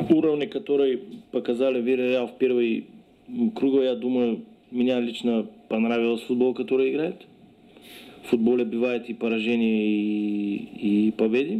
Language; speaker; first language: Russian; non-native, learner; Bulgarian